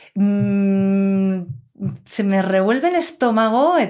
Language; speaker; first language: Spanish; native; Spanish